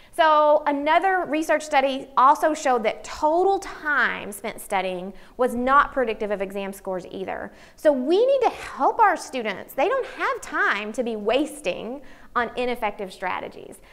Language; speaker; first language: English; native; English